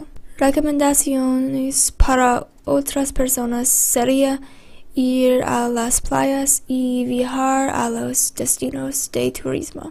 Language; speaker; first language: Spanish; non-native, learner; English